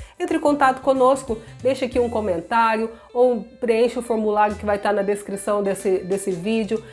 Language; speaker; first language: Portuguese; native; Portuguese